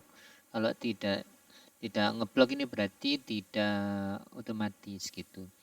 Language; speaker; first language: Indonesian; native; Indonesian